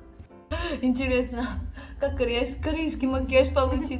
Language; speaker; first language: Russian; non-native, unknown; Korean